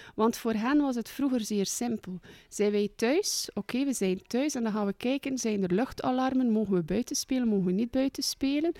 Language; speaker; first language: Dutch; native; Dutch